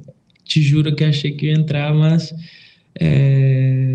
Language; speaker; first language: Portuguese; non-native, fluent; Spanish